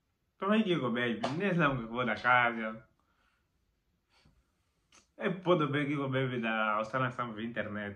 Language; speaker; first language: Bulgarian; non-native, learner; Macedonian